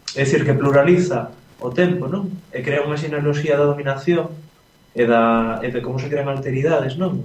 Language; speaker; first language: Galician; non-native, local second language; Spanish